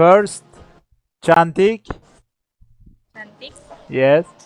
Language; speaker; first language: English; non-native, learner; Turkish